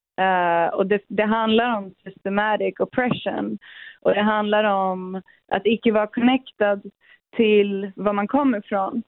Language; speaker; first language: Swedish; early bilingual, other home language; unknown